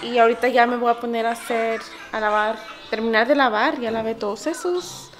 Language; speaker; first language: Spanish; early bilingual, heritage; Spanish